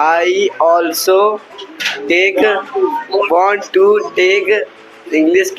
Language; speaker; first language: English; non-native, learner; Hindi